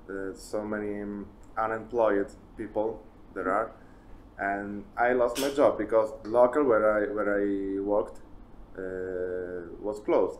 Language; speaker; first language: English; non-native, learner; Italian